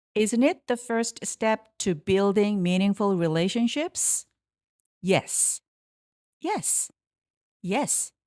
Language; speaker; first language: English; non-native, fluent; Korean